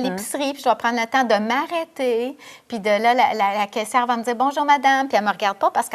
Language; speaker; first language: French; native; French